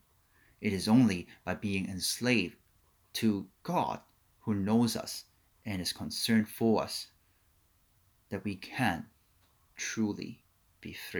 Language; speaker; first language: English; non-native, local second language; Cantonese